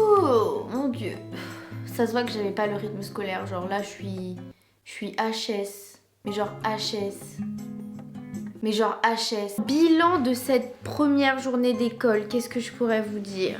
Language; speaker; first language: French; native; French